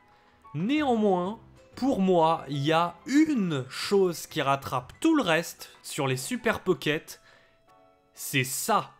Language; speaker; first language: French; native; French